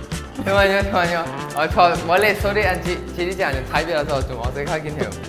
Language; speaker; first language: Korean; non-native, fluent; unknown